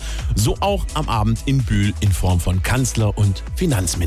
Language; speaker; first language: German; native; German